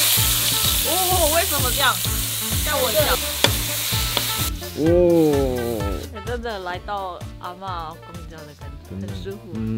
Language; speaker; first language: Chinese; non-native, fluent; Korean